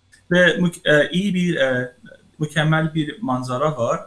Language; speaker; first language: Turkish; non-native, learner; Persian